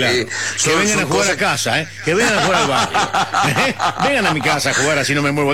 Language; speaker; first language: Spanish; native; Spanish